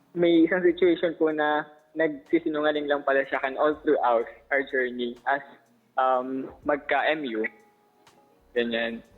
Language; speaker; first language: Filipino; native; Filipino